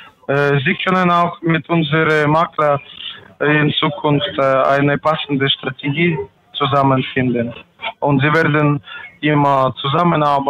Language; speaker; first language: German; non-native, learner; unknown